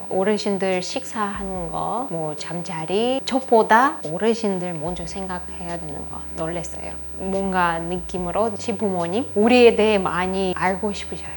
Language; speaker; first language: Korean; non-native, fluent; Russian